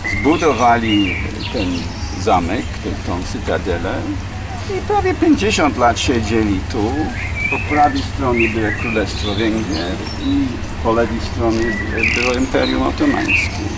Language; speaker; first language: Polish; non-native, fluent; English